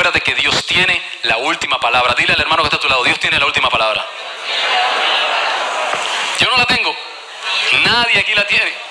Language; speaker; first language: Spanish; native; Spanish